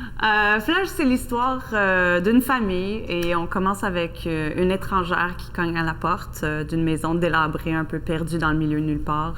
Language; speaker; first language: French; native; French